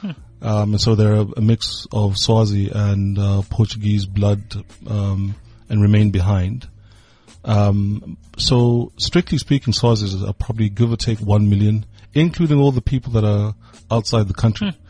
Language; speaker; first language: English; non-native, local second language; Swati